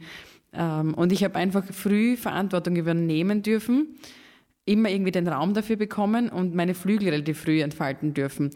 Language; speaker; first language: German; native; German